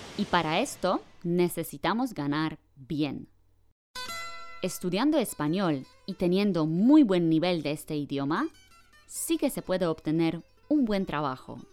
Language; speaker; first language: Spanish; non-native, fluent; Polish